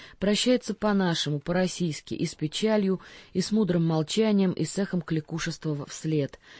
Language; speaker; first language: Russian; native; Russian